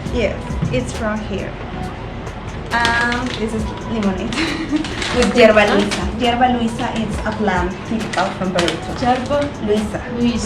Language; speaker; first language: English; non-native, learner; Spanish